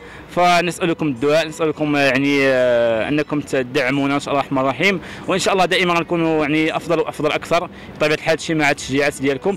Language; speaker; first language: Arabic; native; Arabic